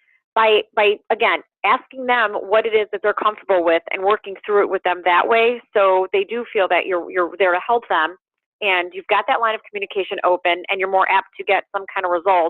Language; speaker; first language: English; native; English